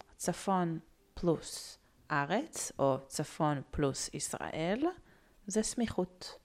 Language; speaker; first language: Hebrew; native; Hebrew